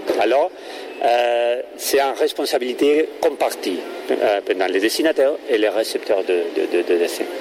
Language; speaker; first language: French; non-native, learner; Catalan